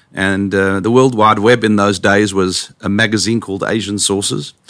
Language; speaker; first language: English; native; English